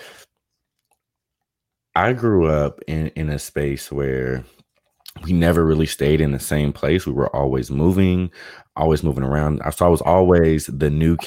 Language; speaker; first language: English; native; English